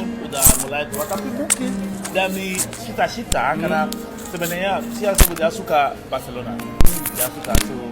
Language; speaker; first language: Indonesian; non-native, fluent; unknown